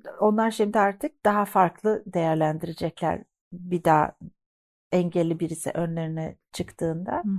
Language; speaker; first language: Turkish; early bilingual, heritage; Turkish